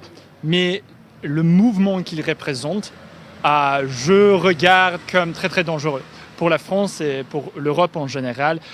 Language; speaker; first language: French; non-native, fluent; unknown